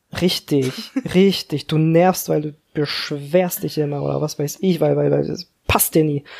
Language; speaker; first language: German; early bilingual, other home language; Czech